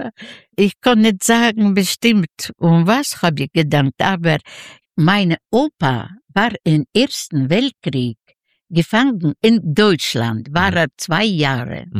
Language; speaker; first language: German; non-native, learner; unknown